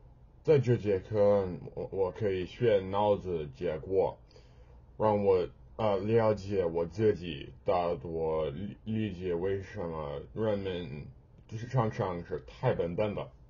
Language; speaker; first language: Chinese; non-native, learner; English